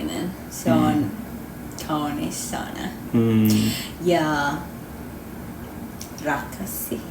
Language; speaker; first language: Finnish; non-native, learner; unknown